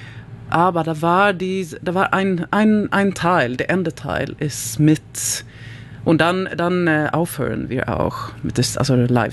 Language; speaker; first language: German; non-native, learner; Swedish